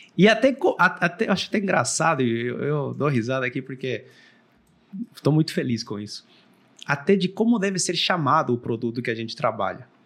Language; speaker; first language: Portuguese; non-native, fluent; Spanish